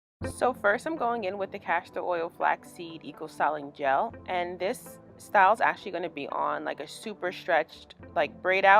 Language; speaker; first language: English; native; English